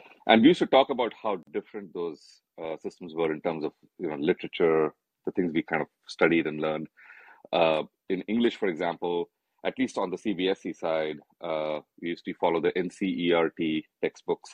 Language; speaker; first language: English; non-native, local second language; Hindi